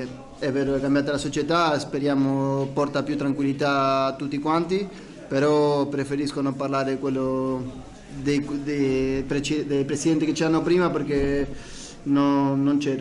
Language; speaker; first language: Italian; non-native, fluent; Spanish